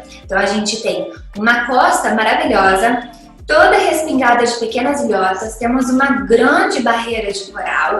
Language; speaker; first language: Portuguese; native; Portuguese